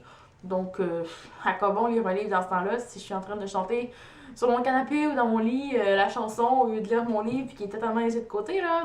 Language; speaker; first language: French; native; French